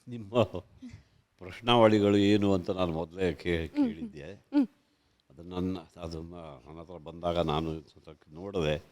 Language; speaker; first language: Kannada; non-native, local second language; Konkani